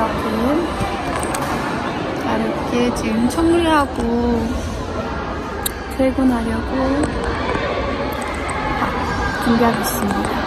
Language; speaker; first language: Korean; non-native, learner; Mongolian